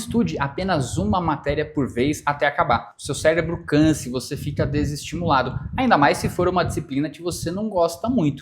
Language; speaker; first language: Portuguese; native; Portuguese